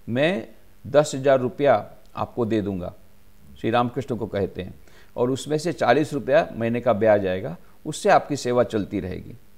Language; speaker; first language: Hindi; non-native, local second language; Gujarati